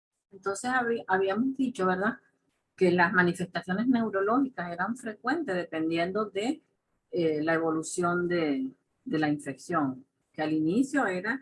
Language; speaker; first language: Spanish; native; Spanish